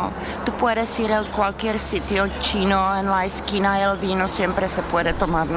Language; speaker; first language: Spanish; non-native, learner; Czech